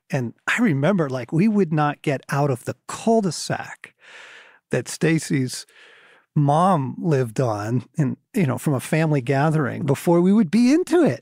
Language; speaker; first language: English; native; English